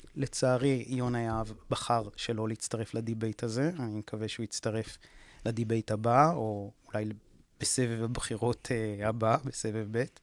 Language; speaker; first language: Hebrew; native; Hebrew